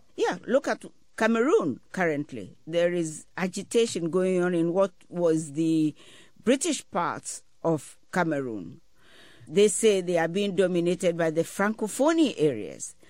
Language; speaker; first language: English; non-native, local second language; Ewe